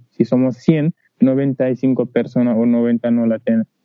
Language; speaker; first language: Spanish; non-native, learner; Wolof